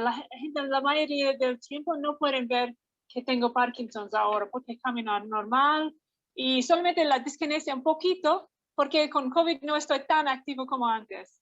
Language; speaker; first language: Spanish; non-native, fluent; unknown